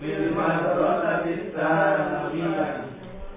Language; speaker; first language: Arabic; non-native, learner; Indonesian